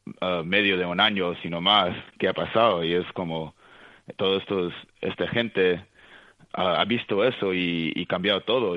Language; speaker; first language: Spanish; early bilingual, heritage; Spanish